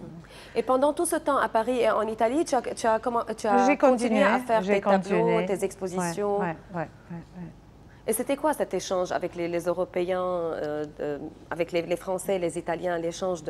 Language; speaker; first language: French; non-native, local second language; Arabic